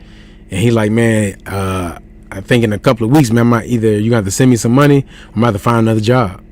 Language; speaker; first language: English; native; English